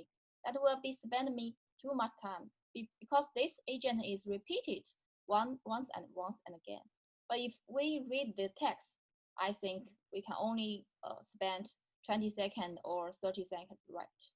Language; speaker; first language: English; non-native, fluent; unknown